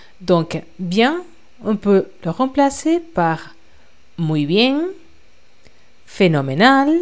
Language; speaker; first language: French; non-native, fluent; Spanish